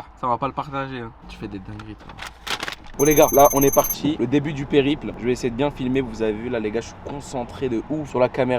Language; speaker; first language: French; native; French